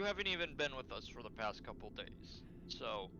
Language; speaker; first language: English; native; English